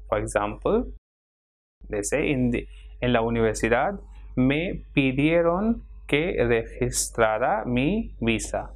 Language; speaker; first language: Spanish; non-native, fluent; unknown